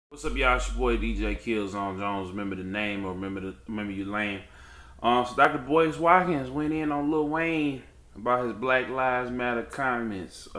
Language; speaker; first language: English; native; English